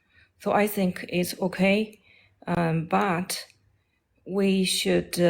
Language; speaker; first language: English; non-native, learner; Chinese